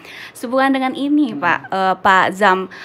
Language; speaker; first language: Indonesian; native; Indonesian